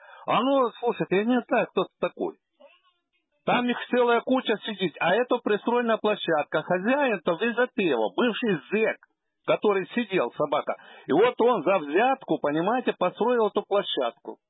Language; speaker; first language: Russian; native; Russian